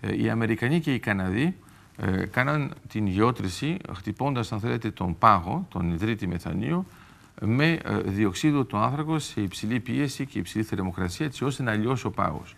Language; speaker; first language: Greek; early bilingual, heritage; Greek